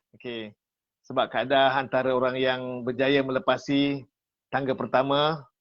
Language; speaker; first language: Malay; native; Malay